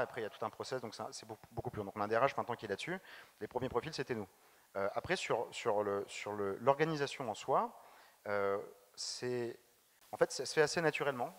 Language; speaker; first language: French; native; French